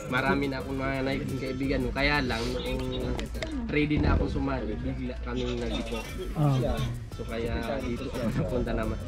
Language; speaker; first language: Filipino; non-native, local second language; Maranao